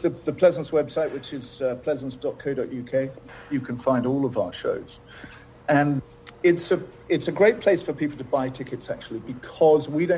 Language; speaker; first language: English; native; English